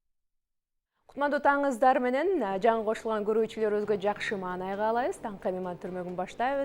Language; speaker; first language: Kyrgyz; native; Kyrgyz